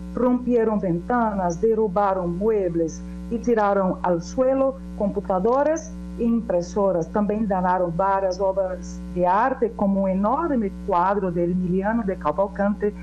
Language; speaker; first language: Spanish; non-native, learner; Portuguese